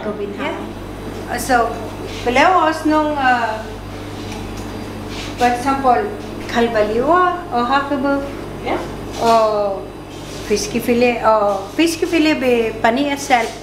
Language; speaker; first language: Danish; non-native, learner; Filipino